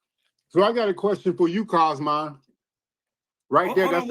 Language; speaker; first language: English; native; English